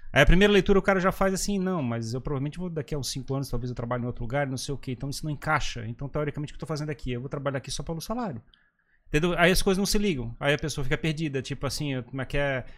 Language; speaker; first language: Portuguese; native; Portuguese